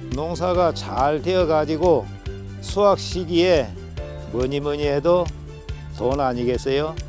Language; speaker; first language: Korean; native; Korean